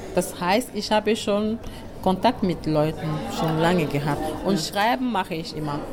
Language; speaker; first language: German; non-native, fluent; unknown